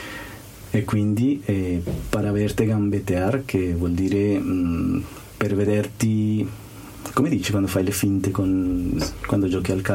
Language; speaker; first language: Italian; non-native, fluent; Spanish